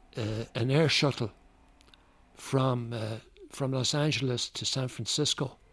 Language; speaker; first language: English; native; English